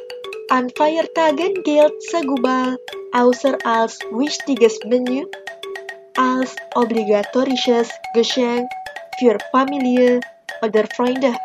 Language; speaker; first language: German; non-native, fluent; Indonesian